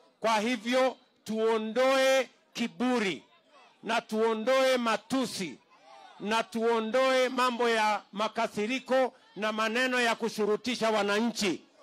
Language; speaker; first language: Swahili; non-native, local second language; Kalenjin